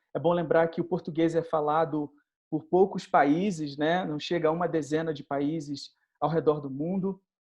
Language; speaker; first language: Portuguese; native; Portuguese